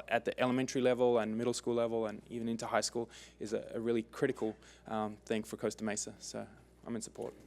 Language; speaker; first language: English; native; English